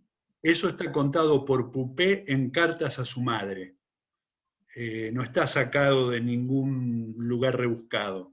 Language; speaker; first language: Spanish; native; Spanish